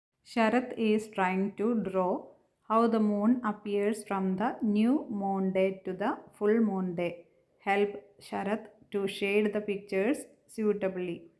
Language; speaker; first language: English; non-native, local second language; Malayalam